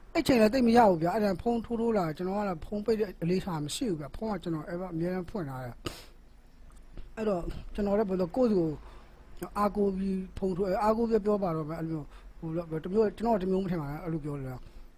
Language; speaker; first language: Burmese; non-native, local second language; Tedim Chin